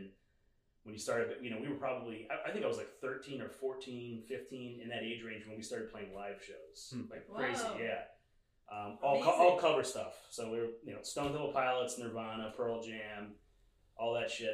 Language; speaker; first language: English; native; English